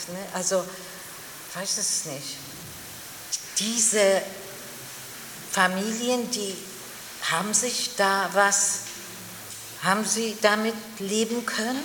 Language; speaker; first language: German; non-native, fluent; Polish